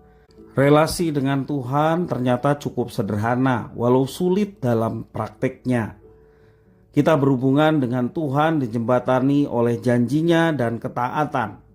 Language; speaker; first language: Indonesian; native; Indonesian